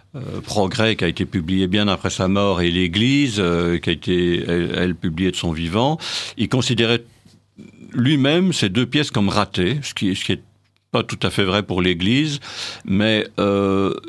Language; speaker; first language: French; native; French